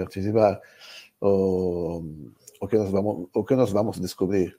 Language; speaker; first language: Portuguese; non-native, learner; Italian